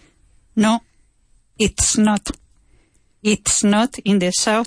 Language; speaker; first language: English; non-native, learner; Spanish